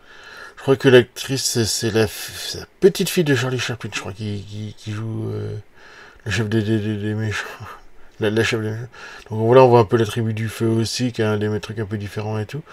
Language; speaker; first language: French; native; French